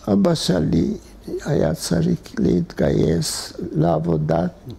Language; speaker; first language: Hebrew; non-native, fluent; Hungarian